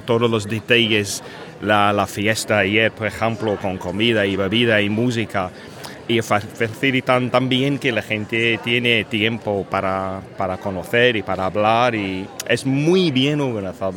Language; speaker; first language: Spanish; non-native, fluent; English